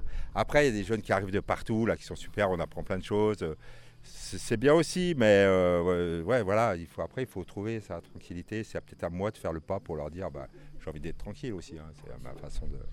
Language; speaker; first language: French; native; French